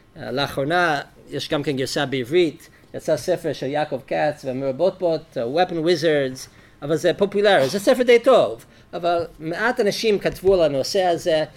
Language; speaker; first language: Hebrew; non-native, fluent; English